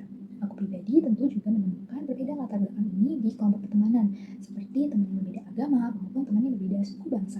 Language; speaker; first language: Indonesian; native; Indonesian